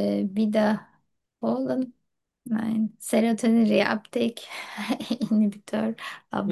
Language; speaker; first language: German; non-native, learner; Turkish